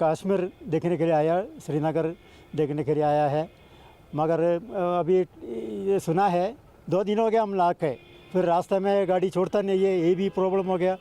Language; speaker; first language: Hindi; non-native, local second language; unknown